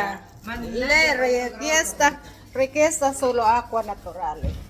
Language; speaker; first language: Italian; non-native, learner; Filipino